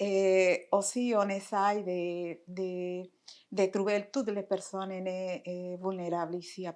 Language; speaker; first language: French; non-native, fluent; Spanish